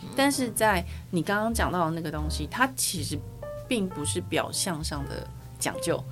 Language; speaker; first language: Chinese; native; Chinese